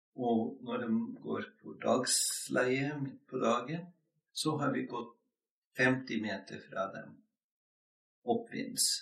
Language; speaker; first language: Norwegian; non-native, fluent; English